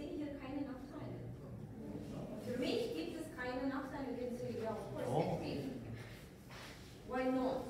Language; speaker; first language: German; non-native, fluent; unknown